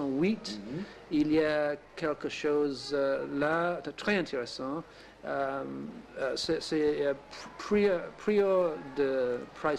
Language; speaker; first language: French; non-native, learner; English